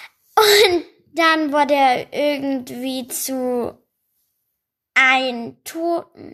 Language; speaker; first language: German; non-native, learner; Spanish